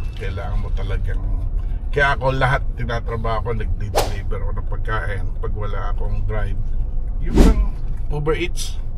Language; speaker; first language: Filipino; native; Filipino